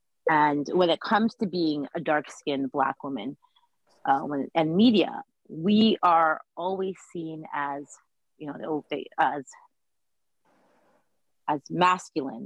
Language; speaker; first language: English; native; English